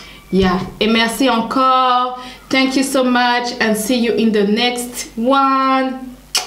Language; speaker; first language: English; non-native, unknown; Rundi